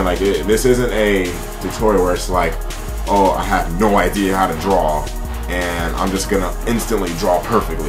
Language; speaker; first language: English; native; English